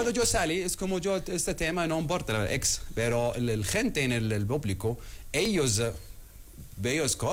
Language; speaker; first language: Spanish; non-native, learner; Arabic